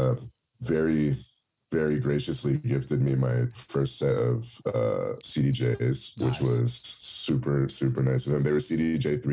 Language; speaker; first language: English; native; English